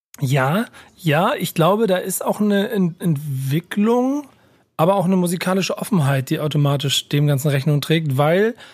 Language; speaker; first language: German; native; German